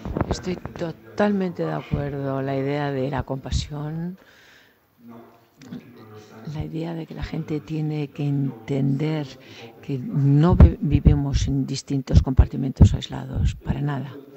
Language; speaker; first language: Spanish; native; Spanish